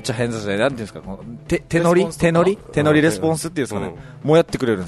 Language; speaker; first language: Japanese; native; Japanese